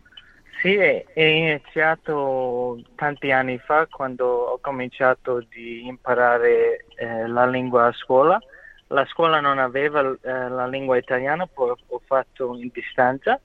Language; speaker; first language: Italian; non-native, learner; English